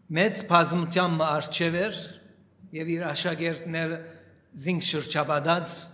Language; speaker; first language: Armenian; early bilingual, heritage; Armenian